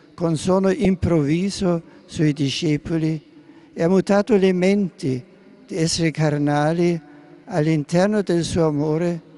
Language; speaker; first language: Italian; non-native, fluent; German